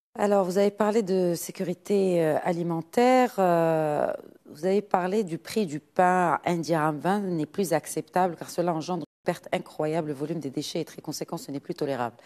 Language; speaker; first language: French; non-native, local second language; Arabic